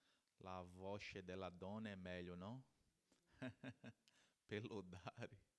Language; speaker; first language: Italian; non-native, learner; Portuguese